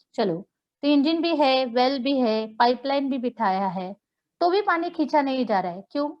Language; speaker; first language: Hindi; non-native, local second language; Marathi